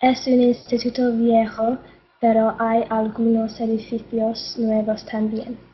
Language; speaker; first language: Spanish; non-native, learner; English